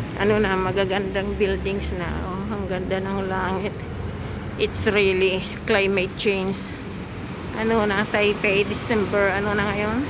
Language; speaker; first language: Filipino; non-native, local second language; Iloko